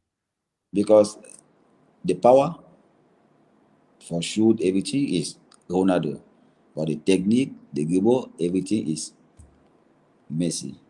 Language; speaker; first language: English; non-native, learner; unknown